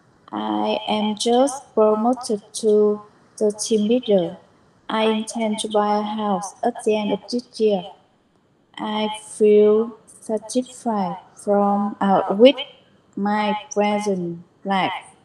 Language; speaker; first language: English; non-native, learner; Vietnamese